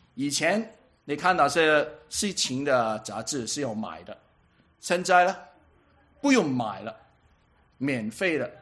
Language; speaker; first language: Chinese; non-native, local second language; Cantonese